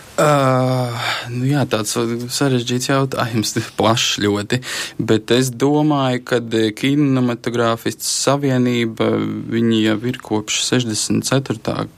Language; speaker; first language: Latvian; native; Latvian